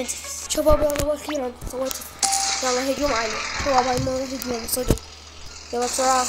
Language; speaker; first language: Arabic; native; Arabic